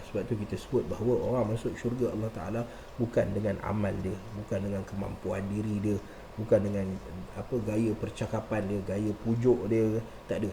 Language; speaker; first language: Malay; native; Malay